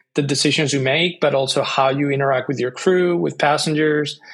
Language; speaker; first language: English; non-native, fluent; Spanish